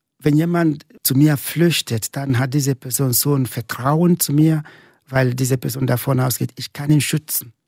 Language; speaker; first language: German; non-native, fluent; Igbo